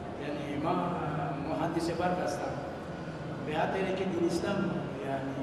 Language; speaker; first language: Persian; non-native, learner; Malagasy